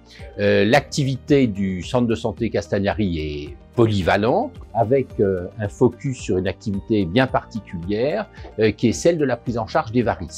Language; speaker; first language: French; native; French